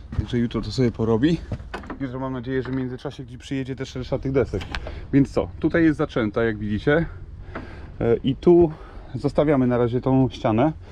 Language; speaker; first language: Polish; native; Polish